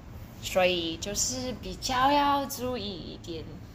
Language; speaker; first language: Chinese; early bilingual, heritage; Chinese